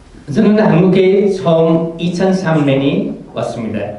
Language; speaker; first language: Korean; non-native, fluent; Nepali